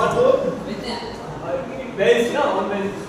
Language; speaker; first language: English; non-native, local second language; Hindi